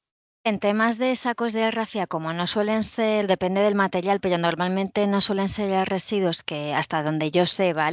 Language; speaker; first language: Spanish; native; Spanish